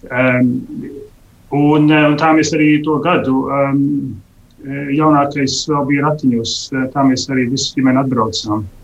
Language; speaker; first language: Latvian; early bilingual, heritage; Latvian